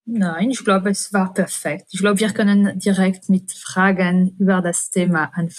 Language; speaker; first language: German; non-native, fluent; French